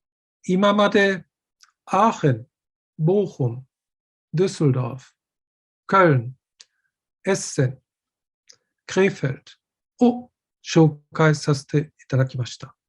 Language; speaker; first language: Japanese; non-native, fluent; German